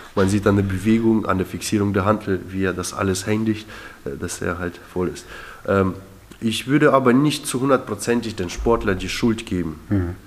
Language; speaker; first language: German; early bilingual, other home language; Russian